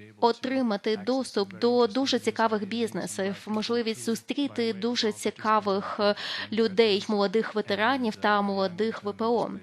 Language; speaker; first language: Ukrainian; non-native, fluent; Lithuanian